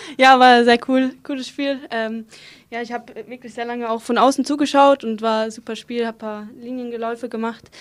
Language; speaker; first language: German; native; German